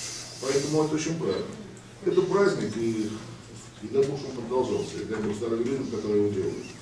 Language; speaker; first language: Russian; native; Russian